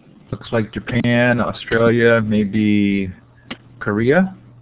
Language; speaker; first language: English; native; English